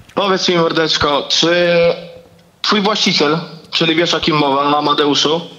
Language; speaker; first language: Polish; native; Polish